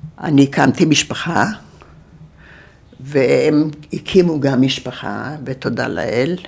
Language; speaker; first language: Hebrew; early bilingual, other home language; Yiddish